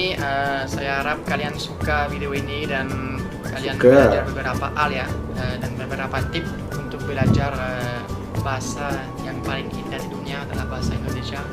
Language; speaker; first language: Indonesian; non-native, fluent; French